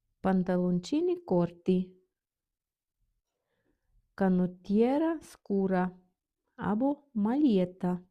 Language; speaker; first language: Italian; non-native, fluent; Ukrainian